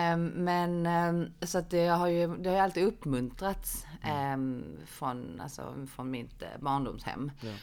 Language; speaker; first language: Swedish; early bilingual, other home language; Korean